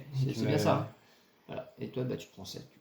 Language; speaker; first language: French; native; French